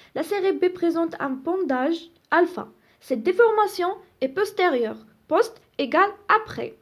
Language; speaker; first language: French; non-native, local second language; Arabic